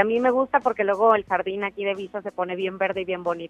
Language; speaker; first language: Spanish; native; Spanish